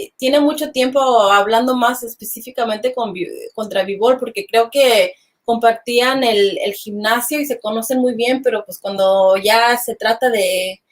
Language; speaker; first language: Spanish; early bilingual, heritage; Spanish